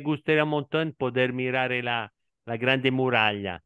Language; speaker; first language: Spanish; non-native, learner; Italian